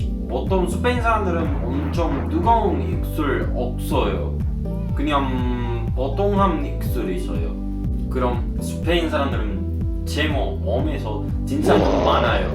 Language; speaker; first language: Korean; non-native, learner; Spanish